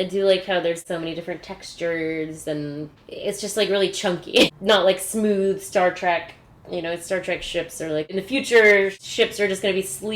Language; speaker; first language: English; native; English